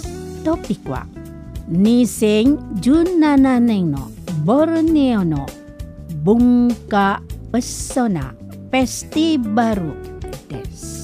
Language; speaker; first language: Japanese; non-native, learner; Indonesian